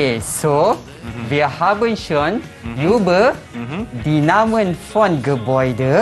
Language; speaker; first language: German; non-native, fluent; Malay